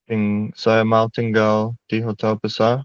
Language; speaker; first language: Indonesian; non-native, learner; English